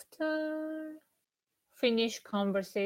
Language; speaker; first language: English; non-native, learner; Japanese